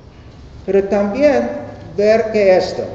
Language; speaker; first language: Spanish; non-native, learner; English